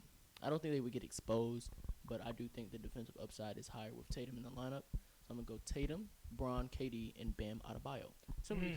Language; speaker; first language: English; native; English